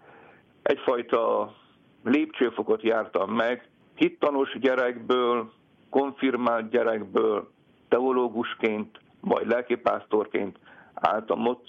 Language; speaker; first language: Hungarian; native; Hungarian